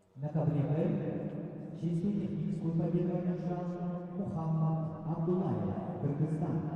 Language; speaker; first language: Russian; native; Russian